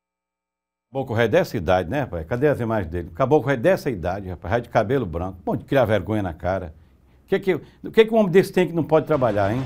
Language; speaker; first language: Portuguese; native; Portuguese